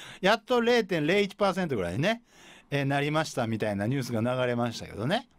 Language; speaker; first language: Japanese; native; Japanese